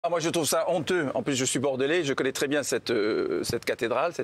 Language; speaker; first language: French; native; French